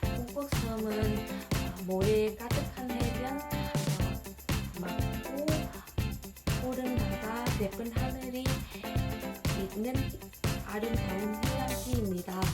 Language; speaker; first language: Korean; non-native, learner; Vietnamese